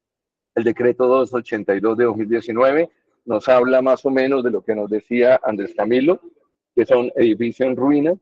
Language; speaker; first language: Spanish; native; Spanish